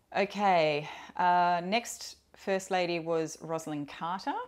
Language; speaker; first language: English; native; English